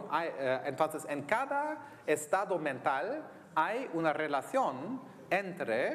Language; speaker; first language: Spanish; non-native, fluent; German